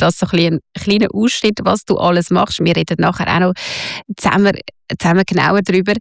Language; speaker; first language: German; native; German